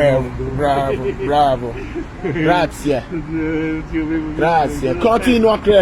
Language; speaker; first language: Italian; non-native, learner; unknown